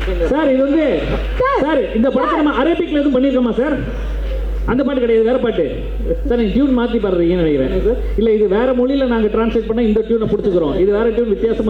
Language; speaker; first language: Tamil; native; Tamil